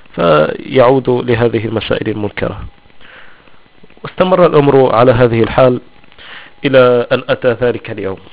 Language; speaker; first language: Arabic; non-native, local second language; Tachelhit